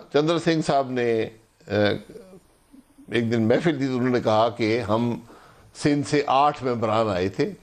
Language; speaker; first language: Urdu; non-native, local second language; Sindhi